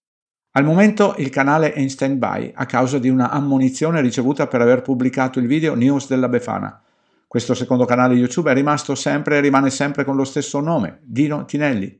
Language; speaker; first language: Italian; native; Italian